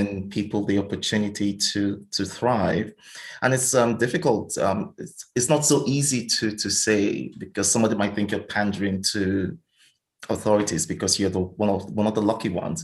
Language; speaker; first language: English; non-native, local second language; Igbo